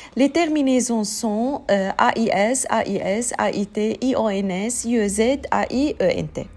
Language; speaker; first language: French; non-native, fluent; Arabic